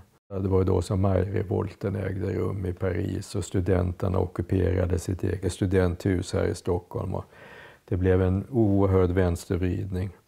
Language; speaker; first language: Swedish; native; Swedish